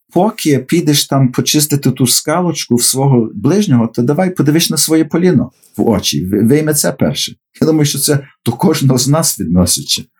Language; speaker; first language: Ukrainian; early bilingual, heritage; Ukrainian